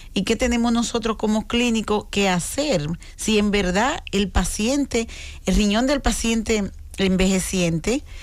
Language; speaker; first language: Spanish; native; Spanish